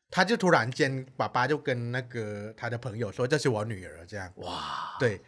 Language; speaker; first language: Chinese; non-native, fluent; Thai